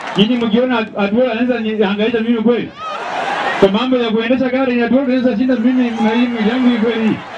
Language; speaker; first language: Swahili; non-native, local second language; Luyia